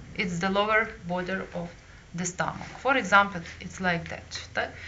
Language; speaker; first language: English; non-native, fluent; Ukrainian